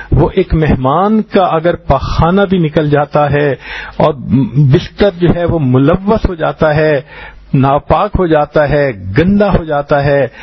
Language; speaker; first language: Urdu; native; Urdu